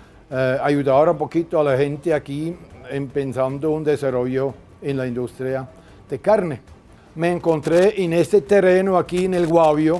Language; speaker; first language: Spanish; non-native, fluent; German